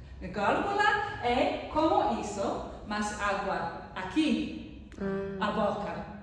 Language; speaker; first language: Portuguese; non-native, learner; English